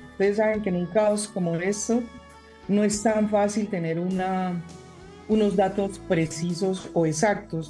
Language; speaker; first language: Spanish; native; Spanish